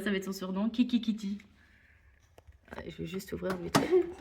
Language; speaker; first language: French; native; French